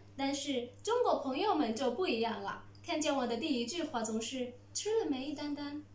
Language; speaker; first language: Chinese; non-native, fluent; Arabic